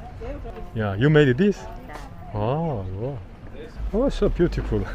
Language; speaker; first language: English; non-native, learner; Korean